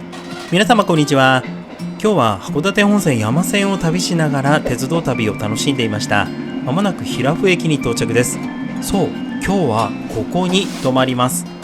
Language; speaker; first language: Japanese; native; Japanese